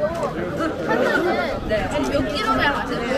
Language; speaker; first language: Korean; non-native, fluent; Arabic